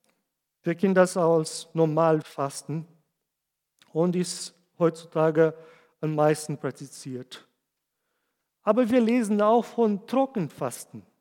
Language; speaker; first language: German; non-native, fluent; Portuguese